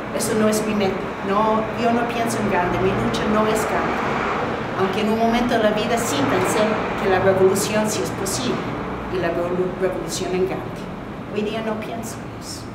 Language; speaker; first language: Spanish; non-native, fluent; English